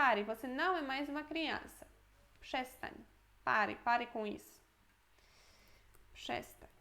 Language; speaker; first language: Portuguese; non-native, fluent; Polish